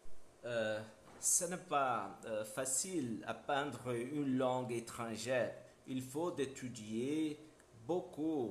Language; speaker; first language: French; non-native, learner; Portuguese